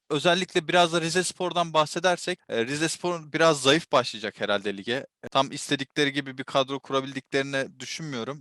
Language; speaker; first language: Turkish; native; Turkish